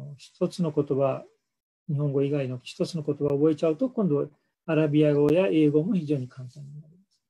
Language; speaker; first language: Japanese; non-native, fluent; Urdu